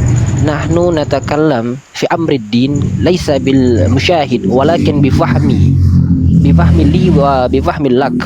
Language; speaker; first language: Arabic; non-native, fluent; Indonesian